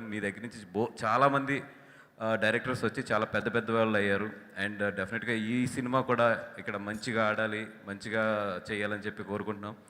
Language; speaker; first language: Telugu; native; Telugu